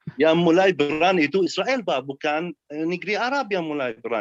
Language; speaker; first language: Indonesian; non-native, learner; Arabic